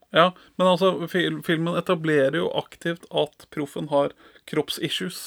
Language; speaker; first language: Norwegian; native; Norwegian